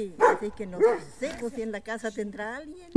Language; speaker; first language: Spanish; native; Spanish